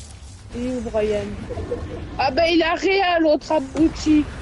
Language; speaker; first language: French; native; French